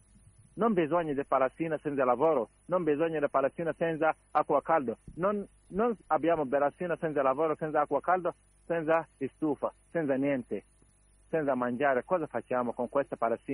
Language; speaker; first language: Italian; non-native, learner; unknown